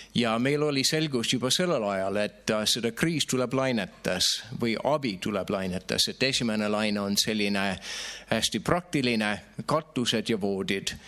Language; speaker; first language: Estonian; non-native, fluent; English